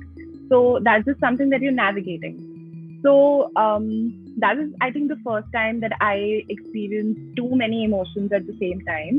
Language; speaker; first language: English; non-native, local second language; Hindi